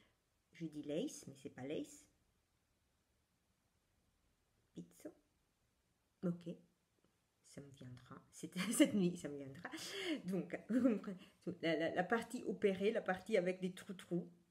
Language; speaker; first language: French; non-native, fluent; Italian